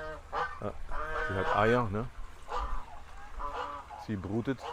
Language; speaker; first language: German; non-native, fluent; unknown